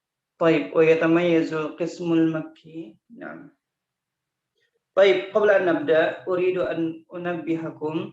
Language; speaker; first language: Arabic; non-native, fluent; Indonesian